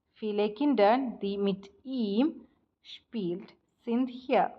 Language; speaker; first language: German; non-native, learner; Malayalam